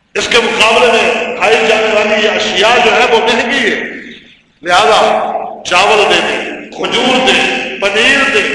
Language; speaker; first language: Urdu; native; Urdu